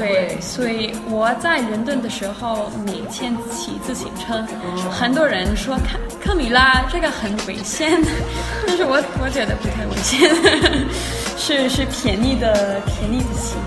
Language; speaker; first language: Chinese; non-native, learner; Danish